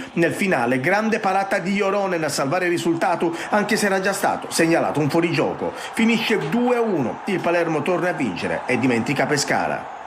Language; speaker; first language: Italian; native; Italian